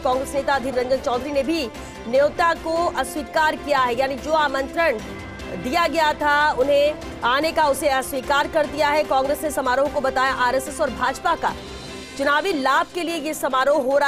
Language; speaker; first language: Hindi; native; Hindi